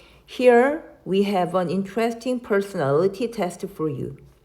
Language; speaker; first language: English; non-native, fluent; Korean